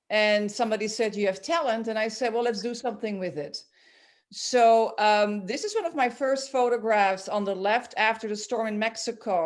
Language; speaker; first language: English; non-native, fluent; Dutch